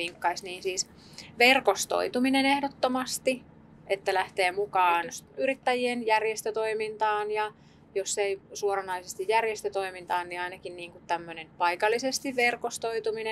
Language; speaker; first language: Finnish; native; Finnish